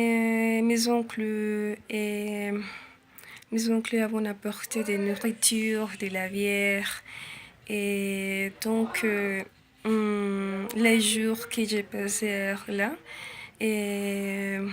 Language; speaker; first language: French; non-native, learner; Spanish